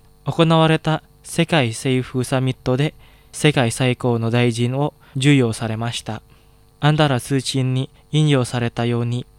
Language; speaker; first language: Japanese; non-native, fluent; Indonesian